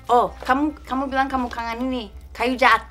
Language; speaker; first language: Indonesian; non-native, fluent; English